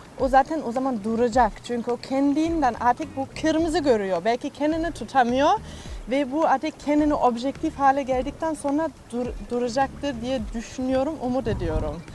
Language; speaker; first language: Turkish; non-native, fluent; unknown